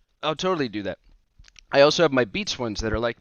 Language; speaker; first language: English; native; English